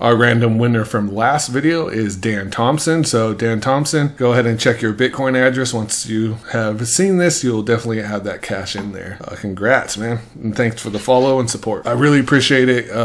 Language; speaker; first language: English; native; English